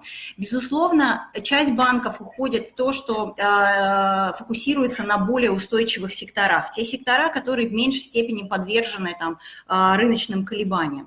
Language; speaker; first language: Russian; native; Russian